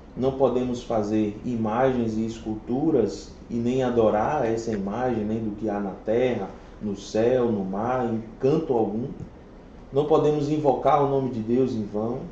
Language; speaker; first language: Portuguese; native; Portuguese